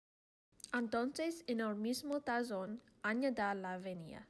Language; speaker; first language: Spanish; non-native, learner; English